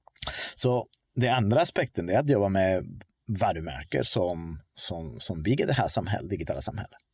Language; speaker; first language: Swedish; non-native, fluent; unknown